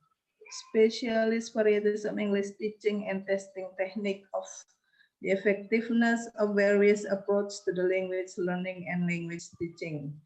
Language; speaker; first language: English; non-native, learner; Indonesian